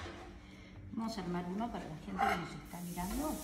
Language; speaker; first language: Spanish; native; Spanish